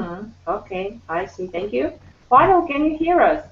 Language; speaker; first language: English; non-native, fluent; Russian